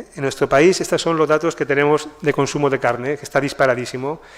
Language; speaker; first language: Spanish; native; Spanish